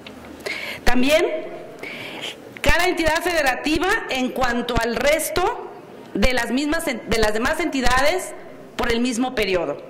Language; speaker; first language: Spanish; native; Spanish